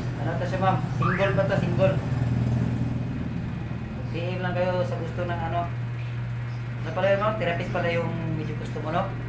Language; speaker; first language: Filipino; non-native, local second language; Cebuano